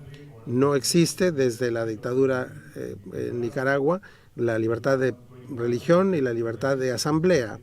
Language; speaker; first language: Spanish; native; Spanish